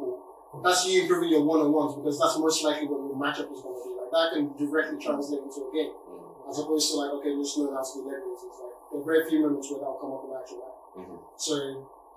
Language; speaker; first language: English; non-native, local second language; Yoruba